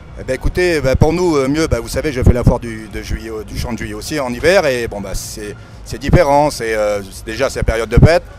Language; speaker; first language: French; native; French